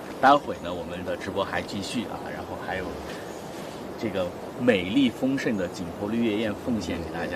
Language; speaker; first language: Chinese; native; Chinese